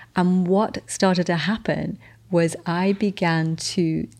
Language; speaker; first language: English; native; English